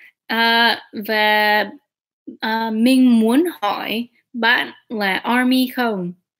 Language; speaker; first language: Vietnamese; non-native, learner; English